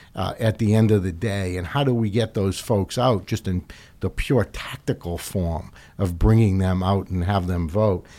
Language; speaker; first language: English; native; English